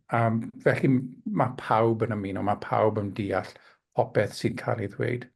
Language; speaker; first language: Welsh; non-native, local second language; English